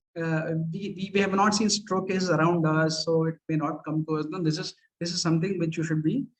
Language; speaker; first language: English; non-native, local second language; Kannada